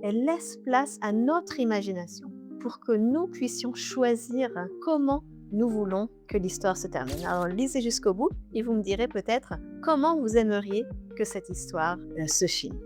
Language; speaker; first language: French; native; French